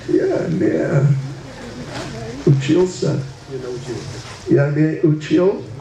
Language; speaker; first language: Russian; non-native, learner; English